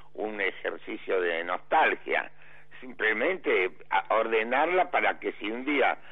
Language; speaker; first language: Spanish; native; Spanish